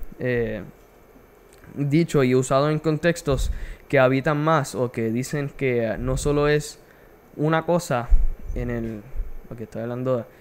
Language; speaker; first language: Spanish; early bilingual, heritage; Spanish